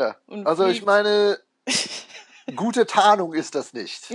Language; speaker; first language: German; non-native, fluent; English